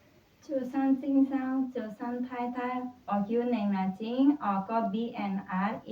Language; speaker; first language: Cantonese; non-native, learner; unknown